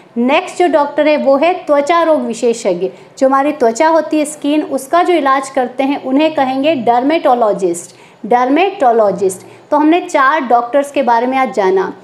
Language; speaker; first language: Hindi; native; Hindi